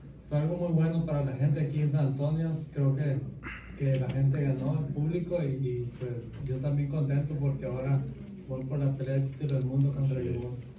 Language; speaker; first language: Spanish; native; Spanish